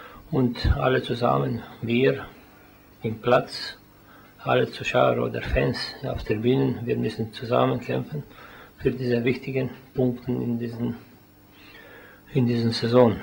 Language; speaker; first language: German; non-native, fluent; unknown